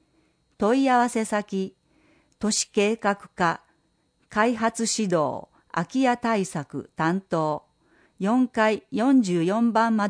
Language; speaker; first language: Japanese; native; Japanese